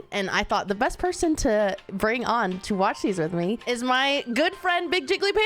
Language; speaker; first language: English; native; English